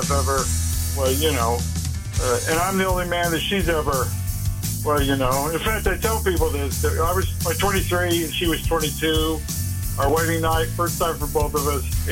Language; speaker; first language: English; native; English